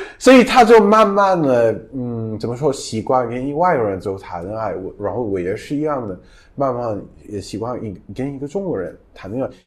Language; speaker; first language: Chinese; non-native, fluent; English